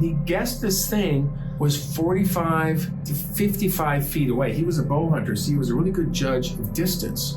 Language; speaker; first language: English; native; English